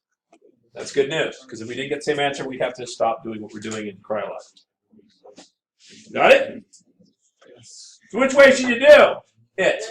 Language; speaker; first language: English; native; English